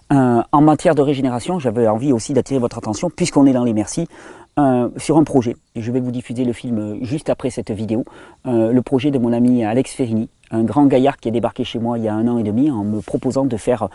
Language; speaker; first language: French; native; French